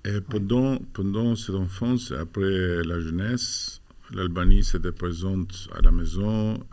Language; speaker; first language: French; non-native, fluent; Albanian